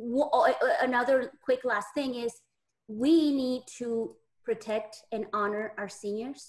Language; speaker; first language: English; native; English